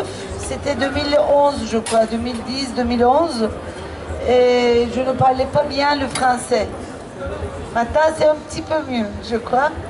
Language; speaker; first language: French; non-native, fluent; Turkish